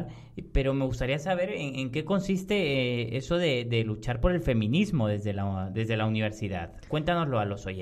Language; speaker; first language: Spanish; native; Spanish